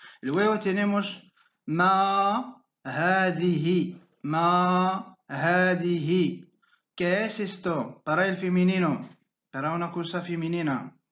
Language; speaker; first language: Spanish; non-native, fluent; Arabic